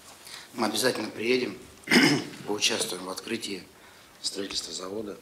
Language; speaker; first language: Russian; native; Russian